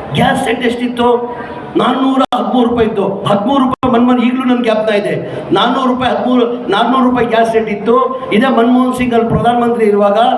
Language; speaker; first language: Kannada; non-native, local second language; Urdu